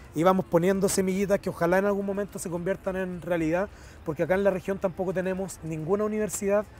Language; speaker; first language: Spanish; native; Spanish